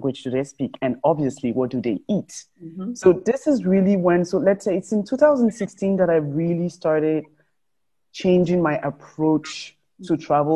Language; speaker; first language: English; non-native, local second language; French